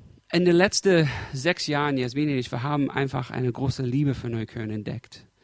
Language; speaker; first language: German; non-native, fluent; English